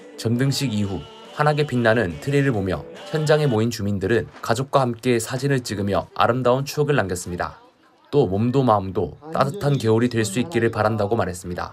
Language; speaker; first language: Korean; native; Korean